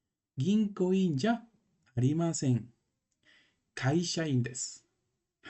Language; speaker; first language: Japanese; non-native, learner; Spanish